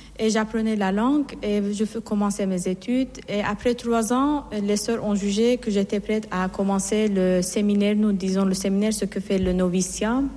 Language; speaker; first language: French; non-native, fluent; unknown